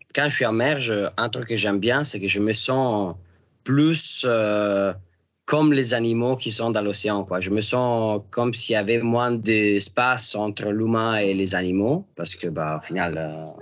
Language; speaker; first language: French; non-native, fluent; Italian